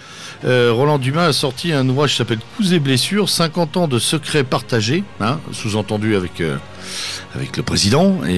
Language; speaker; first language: French; native; French